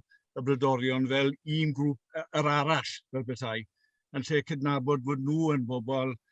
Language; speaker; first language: Welsh; native; Welsh